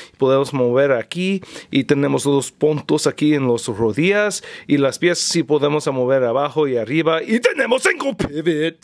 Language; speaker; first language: Spanish; non-native, learner; English